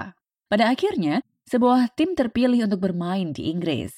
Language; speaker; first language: Indonesian; native; Indonesian